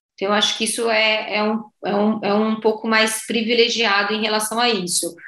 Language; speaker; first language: Portuguese; native; Portuguese